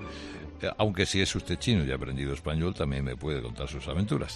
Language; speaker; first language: Spanish; native; Spanish